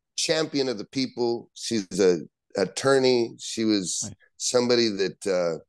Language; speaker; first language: English; native; English